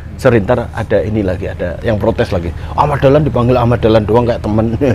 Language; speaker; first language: Indonesian; native; Indonesian